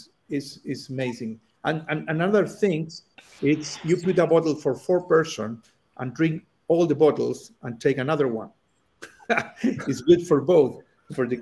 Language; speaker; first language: English; non-native, learner; Spanish